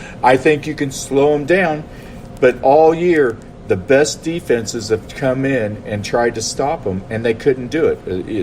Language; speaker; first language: English; native; English